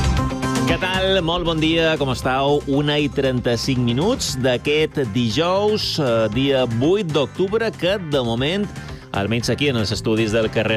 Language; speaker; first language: Catalan; native; Catalan